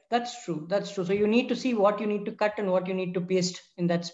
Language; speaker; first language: English; non-native, local second language; Tamil